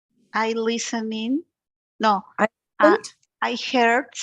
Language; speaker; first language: English; non-native, learner; Spanish